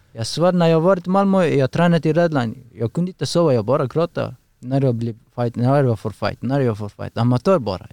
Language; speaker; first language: Swedish; non-native, learner; Persian